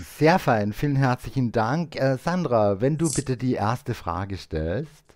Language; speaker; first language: German; native; German